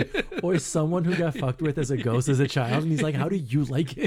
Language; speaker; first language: English; non-native, fluent; Hebrew